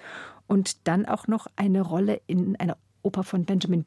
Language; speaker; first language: German; native; German